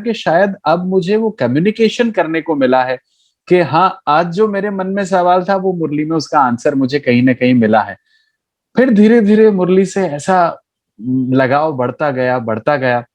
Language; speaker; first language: Hindi; native; Hindi